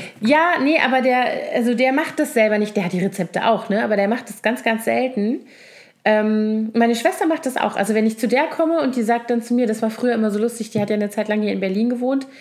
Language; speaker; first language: German; native; German